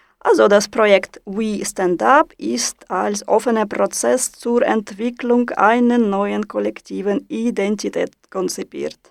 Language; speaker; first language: German; non-native, fluent; Russian